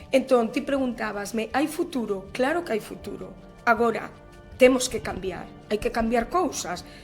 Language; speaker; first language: Galician; non-native, local second language; Spanish